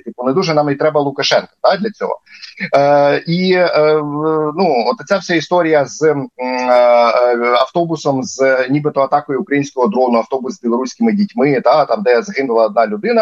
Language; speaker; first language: Ukrainian; native; Ukrainian